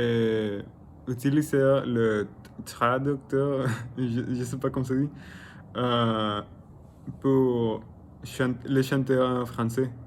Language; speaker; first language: French; non-native, learner; Spanish